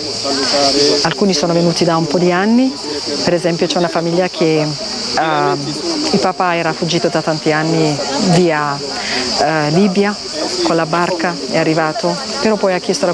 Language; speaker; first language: Italian; non-native, fluent; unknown